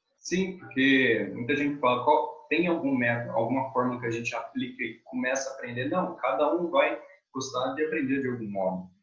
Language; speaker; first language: Portuguese; native; Portuguese